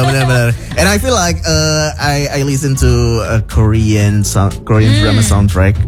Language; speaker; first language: English; non-native, fluent; Indonesian